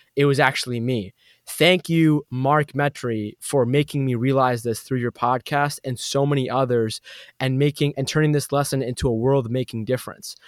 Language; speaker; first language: English; native; English